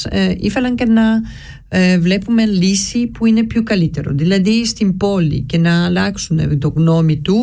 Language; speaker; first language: Greek; early bilingual, heritage; Greek